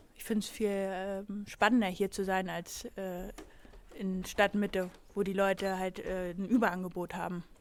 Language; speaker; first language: German; native; German